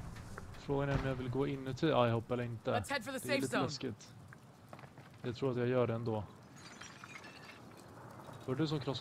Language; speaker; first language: Swedish; native; Swedish